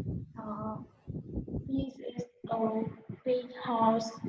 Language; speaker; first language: English; non-native, learner; Vietnamese